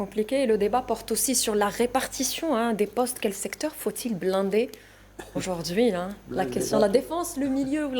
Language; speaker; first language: French; native; French